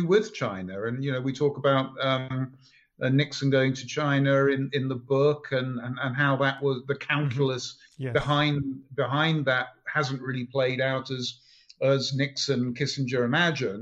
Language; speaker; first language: English; native; English